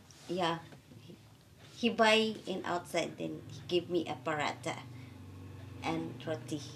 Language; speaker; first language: English; non-native, learner; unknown